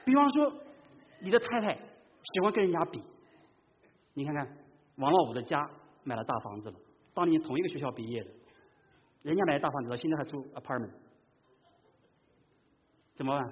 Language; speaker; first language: Chinese; native; Chinese